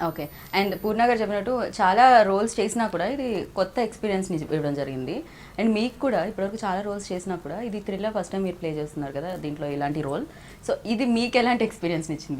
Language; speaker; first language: Telugu; native; Telugu